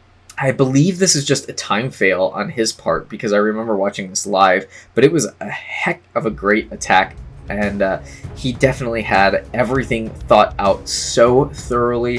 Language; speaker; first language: English; native; English